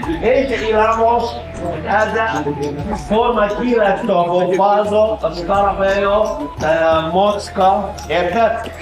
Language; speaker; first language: Hungarian; non-native, learner; Arabic